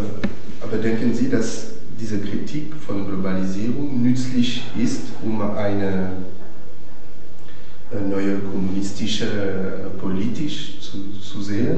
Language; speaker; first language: German; non-native, fluent; French